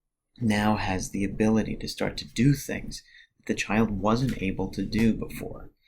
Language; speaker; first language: English; native; English